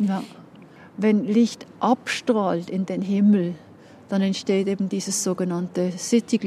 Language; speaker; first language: German; native; German